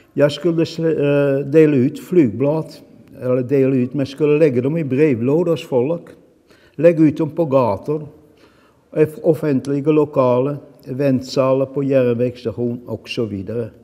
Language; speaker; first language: Swedish; non-native, fluent; Dutch